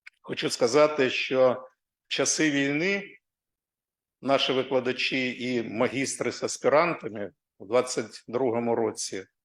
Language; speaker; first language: Ukrainian; non-native, local second language; Russian